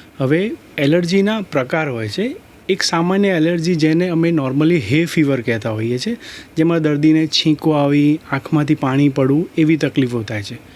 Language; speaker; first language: Gujarati; native; Gujarati